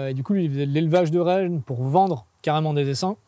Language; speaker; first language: French; native; French